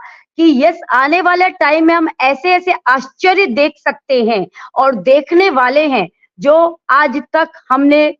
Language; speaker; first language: Hindi; native; Hindi